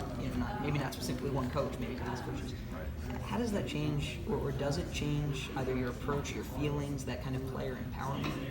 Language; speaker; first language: English; native; English